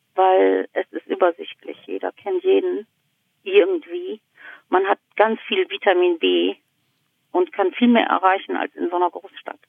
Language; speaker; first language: German; native; German